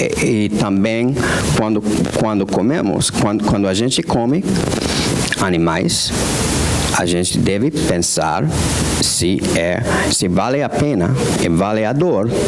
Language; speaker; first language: Portuguese; non-native, fluent; English